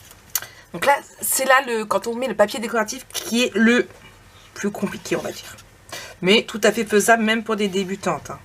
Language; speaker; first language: French; native; French